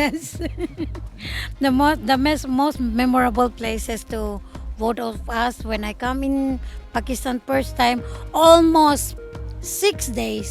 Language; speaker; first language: English; non-native, learner; Japanese